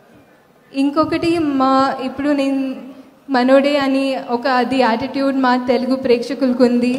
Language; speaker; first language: Telugu; non-native, fluent; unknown